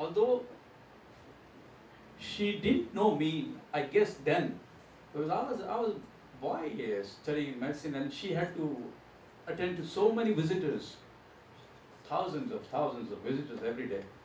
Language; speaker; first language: English; non-native, local second language; Gujarati